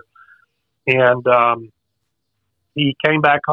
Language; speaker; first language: English; native; English